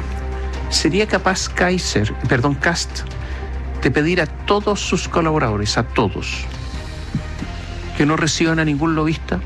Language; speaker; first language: Spanish; native; Spanish